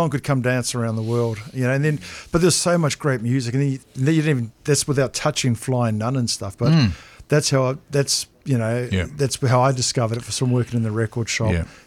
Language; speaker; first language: English; native; English